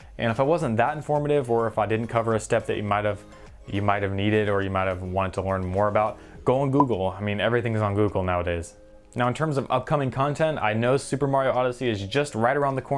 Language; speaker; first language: English; native; English